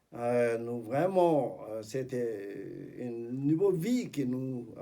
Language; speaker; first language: French; non-native, fluent; Tibetan